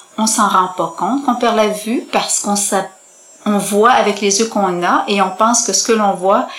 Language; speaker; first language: French; native; French